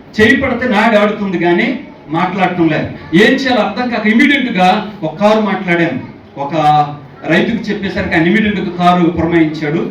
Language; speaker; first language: Telugu; non-native, local second language; Koya